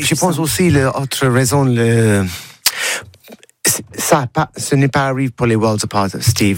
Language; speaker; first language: French; non-native, learner; English